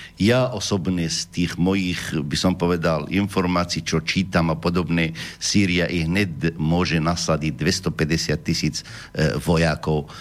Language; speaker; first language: Slovak; non-native, fluent; Arabic